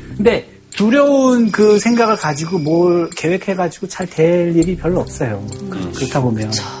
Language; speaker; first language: Korean; native; Korean